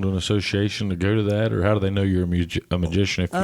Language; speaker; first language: English; native; English